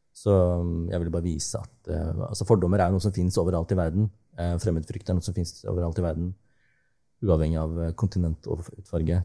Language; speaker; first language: Norwegian; early bilingual, other home language; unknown